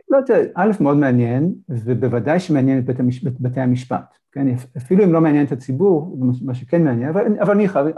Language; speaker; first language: Hebrew; native; Hebrew